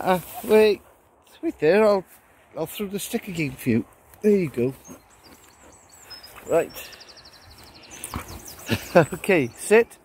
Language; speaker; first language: English; native; English